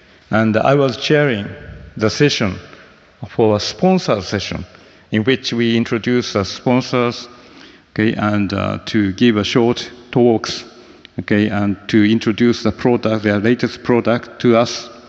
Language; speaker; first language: English; non-native, fluent; Japanese